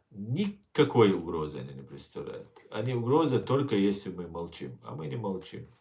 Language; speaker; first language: Russian; non-native, local second language; Chechen